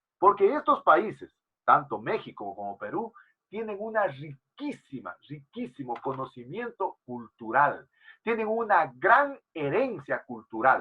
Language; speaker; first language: Spanish; native; Spanish